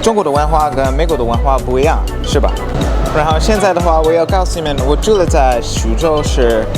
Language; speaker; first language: Chinese; non-native, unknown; English